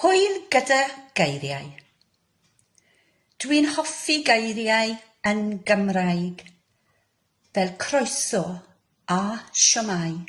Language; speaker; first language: Welsh; non-native, learner; English